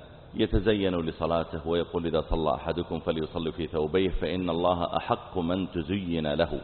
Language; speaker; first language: Arabic; native; Arabic